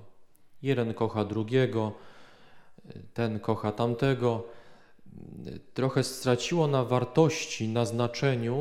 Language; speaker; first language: Polish; native; Polish